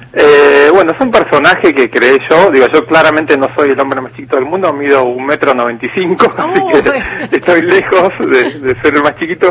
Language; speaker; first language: Spanish; native; Spanish